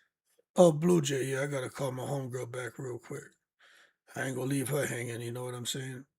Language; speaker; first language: English; native; English